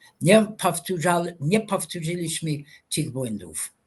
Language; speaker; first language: Polish; non-native, fluent; English